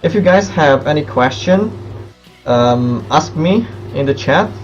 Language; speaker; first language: English; non-native, fluent; Hungarian